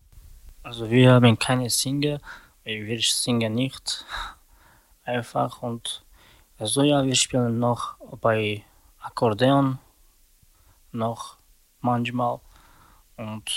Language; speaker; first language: German; non-native, learner; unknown